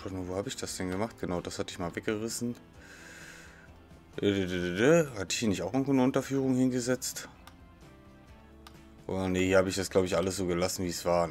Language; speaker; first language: German; native; German